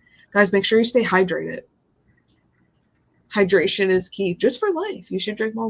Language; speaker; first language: English; native; English